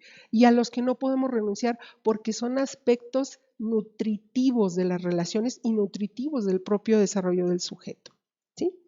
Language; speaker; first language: Spanish; native; Spanish